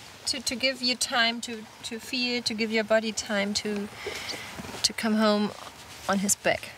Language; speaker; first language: English; non-native, fluent; German